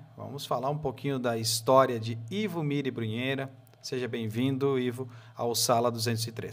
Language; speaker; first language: Portuguese; native; Portuguese